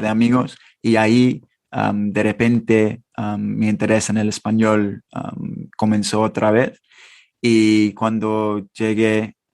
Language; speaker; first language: Spanish; non-native, fluent; English